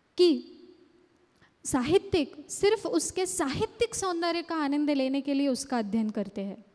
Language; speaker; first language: Hindi; non-native, local second language; Marathi